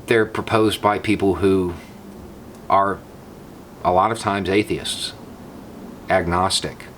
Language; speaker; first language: English; native; English